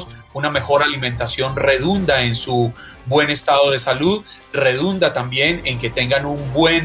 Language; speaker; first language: Spanish; native; Spanish